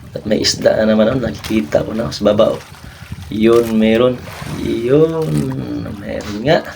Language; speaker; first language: Filipino; non-native, local second language; Cebuano